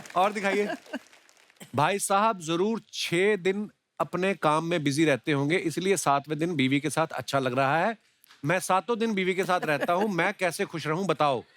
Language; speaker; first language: Hindi; non-native, local second language; Punjabi